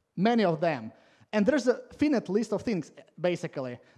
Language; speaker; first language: English; non-native, fluent; Latvian